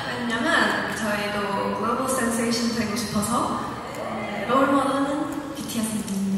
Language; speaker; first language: Korean; non-native, learner; English